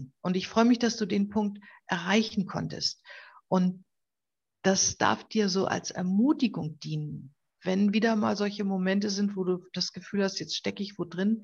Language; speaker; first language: German; native; German